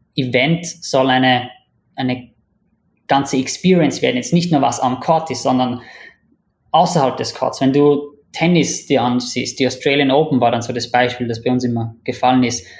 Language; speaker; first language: German; native; German